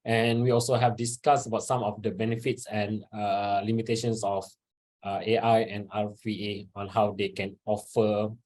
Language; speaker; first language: English; non-native, local second language; Malay